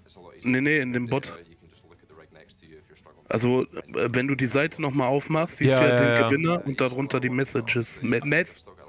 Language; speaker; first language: German; native; German